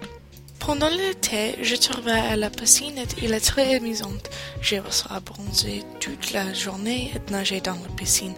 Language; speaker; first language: French; non-native, learner; English